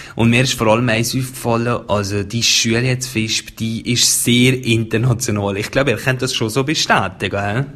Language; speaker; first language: German; native; German